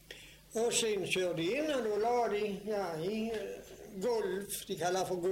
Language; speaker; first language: Swedish; native; Swedish